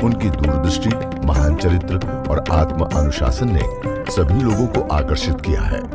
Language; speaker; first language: Hindi; native; Hindi